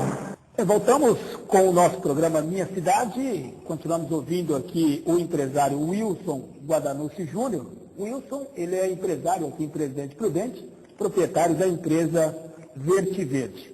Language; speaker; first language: Portuguese; native; Portuguese